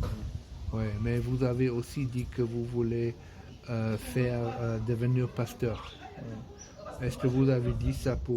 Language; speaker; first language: French; non-native, fluent; German